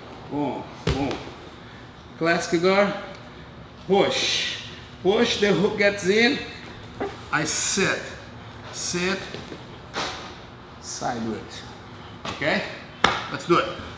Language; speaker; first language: English; non-native, fluent; Portuguese